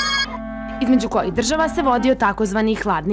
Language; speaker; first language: Serbian; native; Serbian